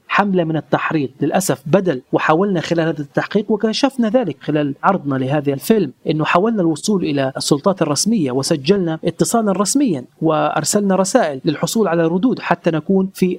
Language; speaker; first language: Arabic; native; Arabic